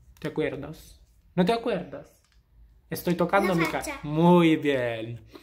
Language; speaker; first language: Spanish; non-native, fluent; Italian